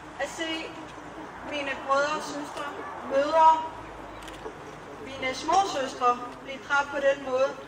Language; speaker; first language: Danish; early bilingual, other home language; Urdu